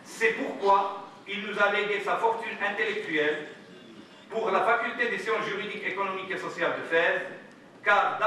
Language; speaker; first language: French; non-native, local second language; Arabic